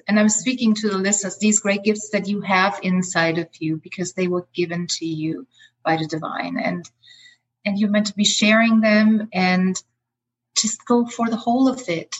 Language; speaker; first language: English; non-native, fluent; German